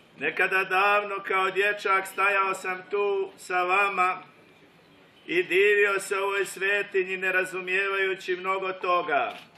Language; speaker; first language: Serbian; native; Serbian